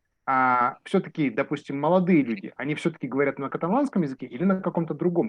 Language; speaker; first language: Russian; native; Russian